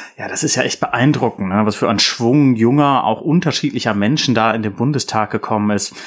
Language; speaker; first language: German; native; German